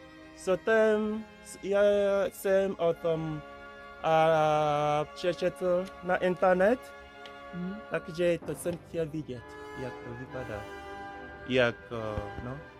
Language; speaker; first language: Czech; non-native, learner; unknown